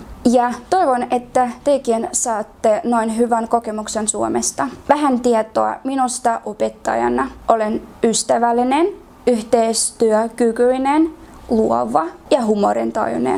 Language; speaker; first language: Finnish; non-native, fluent; Russian